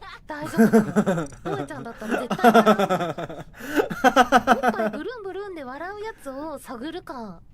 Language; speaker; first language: Japanese; native; Japanese